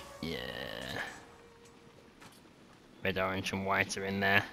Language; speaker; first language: English; native; English